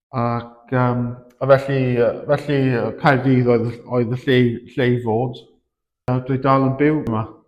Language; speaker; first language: Welsh; native; Welsh